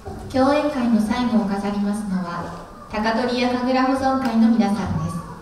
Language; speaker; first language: Japanese; native; Japanese